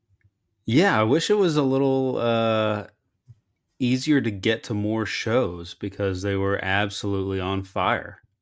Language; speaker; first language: English; native; English